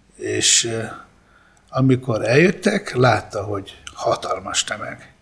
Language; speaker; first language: Hungarian; early bilingual, other home language; Italian